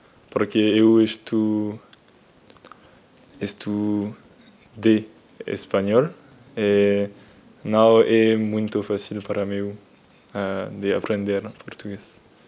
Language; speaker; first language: Portuguese; non-native, learner; French